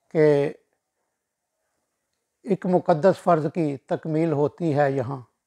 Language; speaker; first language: Urdu; non-native, local second language; Punjabi